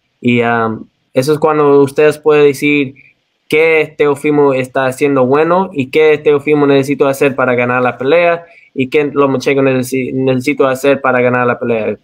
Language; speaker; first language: Spanish; early bilingual, heritage; Spanish